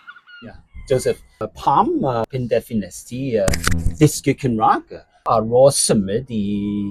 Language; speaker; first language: Welsh; non-native, learner; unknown